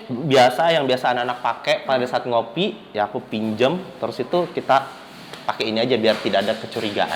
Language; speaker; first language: Indonesian; native; Indonesian